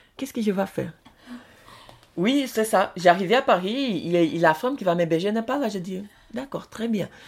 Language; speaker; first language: French; non-native, learner; Portuguese